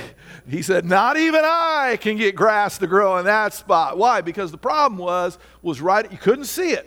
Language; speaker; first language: English; native; English